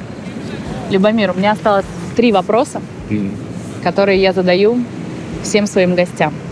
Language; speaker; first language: Russian; native; Russian